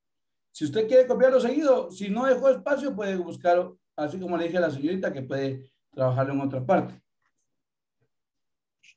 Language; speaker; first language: Spanish; native; Spanish